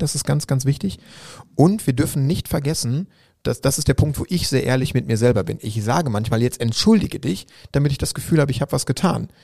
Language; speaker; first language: German; native; German